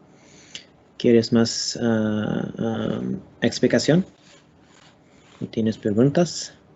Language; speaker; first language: Spanish; non-native, learner; English